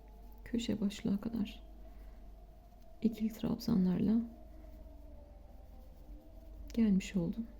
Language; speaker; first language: Turkish; native; Turkish